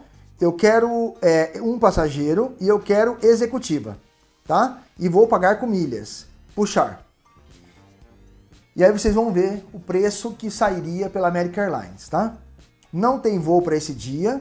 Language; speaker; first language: Portuguese; native; Portuguese